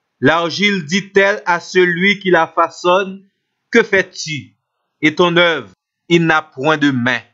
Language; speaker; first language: French; non-native, local second language; Haitian Creole